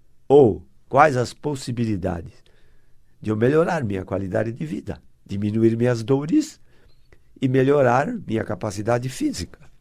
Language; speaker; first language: Portuguese; native; Portuguese